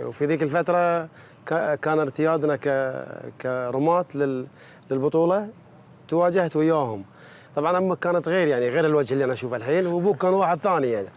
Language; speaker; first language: Arabic; native; Arabic